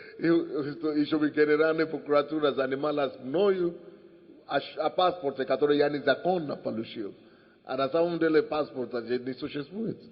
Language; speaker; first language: Russian; non-native, fluent; Yoruba